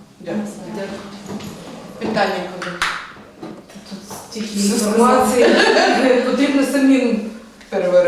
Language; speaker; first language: Ukrainian; non-native, local second language; Russian